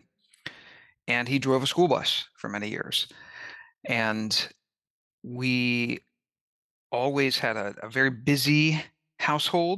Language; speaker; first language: English; native; English